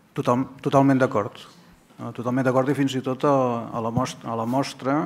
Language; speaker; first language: Catalan; native; Catalan